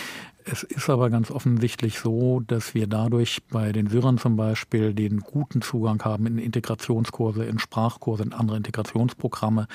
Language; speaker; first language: German; native; German